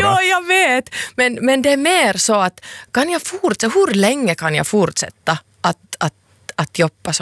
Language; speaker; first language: Swedish; non-native, local second language; Finnish